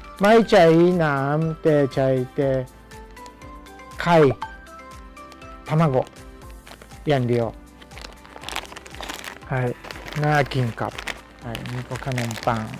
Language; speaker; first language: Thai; non-native, fluent; Japanese